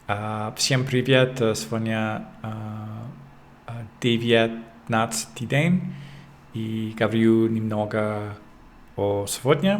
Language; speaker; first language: Russian; non-native, learner; English